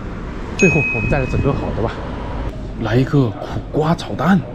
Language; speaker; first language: Chinese; native; Chinese